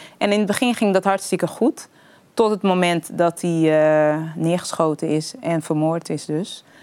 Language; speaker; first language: Dutch; early bilingual, other home language; Papiamento